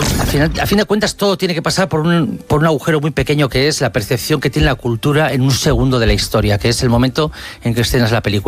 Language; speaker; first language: Spanish; native; Spanish